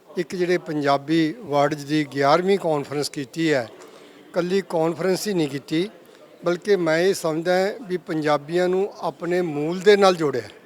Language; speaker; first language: Punjabi; native; Punjabi